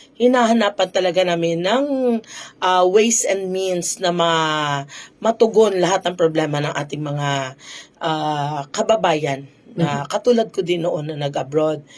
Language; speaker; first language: Filipino; non-native, local second language; Bikol